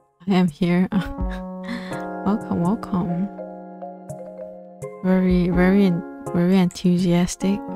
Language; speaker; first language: English; native; English